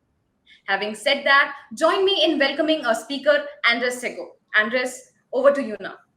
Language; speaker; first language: English; non-native, local second language; Hindi